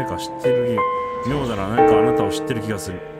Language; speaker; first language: Japanese; native; Japanese